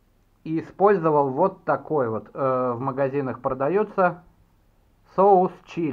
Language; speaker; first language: Russian; native; Russian